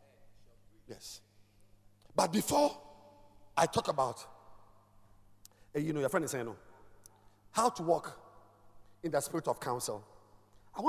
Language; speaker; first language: English; non-native, local second language; Ewe